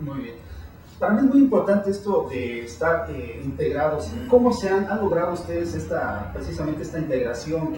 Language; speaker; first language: Spanish; native; Spanish